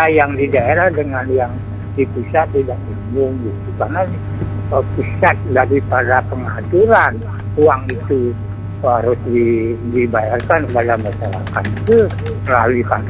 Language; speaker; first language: Indonesian; non-native, local second language; Balinese